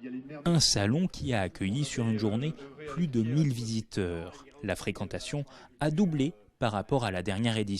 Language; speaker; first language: French; native; French